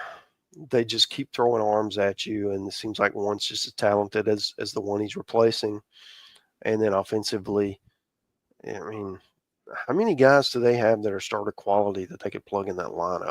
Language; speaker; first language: English; native; English